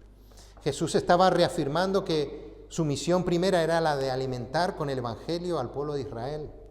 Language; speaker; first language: Spanish; native; Spanish